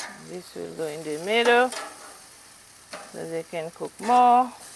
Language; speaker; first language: English; non-native, fluent; Haitian Creole